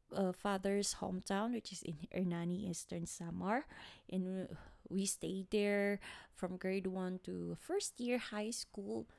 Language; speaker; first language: English; non-native, local second language; Waray